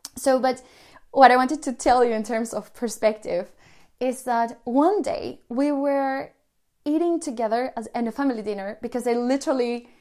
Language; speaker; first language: English; non-native, fluent; Spanish